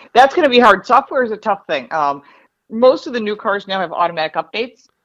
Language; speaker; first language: English; native; English